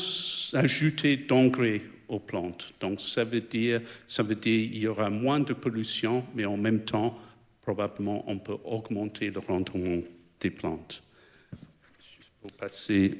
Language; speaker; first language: French; non-native, fluent; English